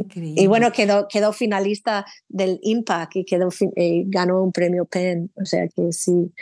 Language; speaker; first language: Spanish; non-native, fluent; English